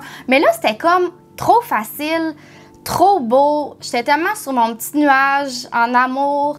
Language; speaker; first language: French; native; French